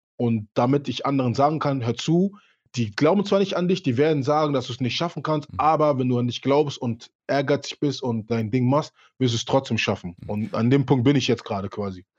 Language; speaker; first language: German; early bilingual, other home language; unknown